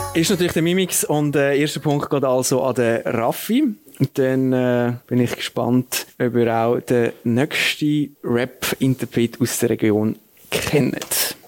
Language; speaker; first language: German; native; German